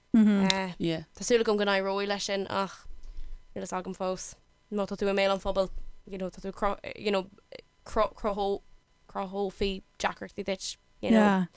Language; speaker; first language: Irish; non-native, local second language; English